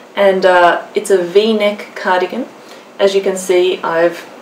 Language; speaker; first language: English; native; English